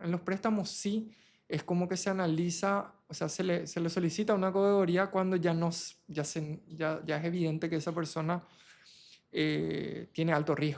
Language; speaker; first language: Spanish; native; Spanish